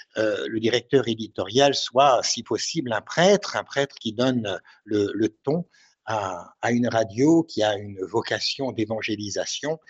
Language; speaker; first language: French; native; French